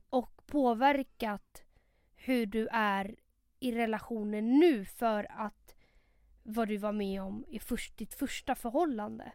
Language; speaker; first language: Swedish; early bilingual, other home language; Spanish